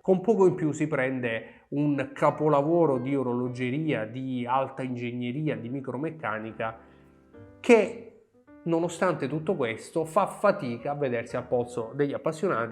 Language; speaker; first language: Italian; native; Italian